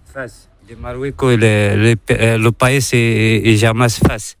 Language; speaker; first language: Spanish; non-native, learner; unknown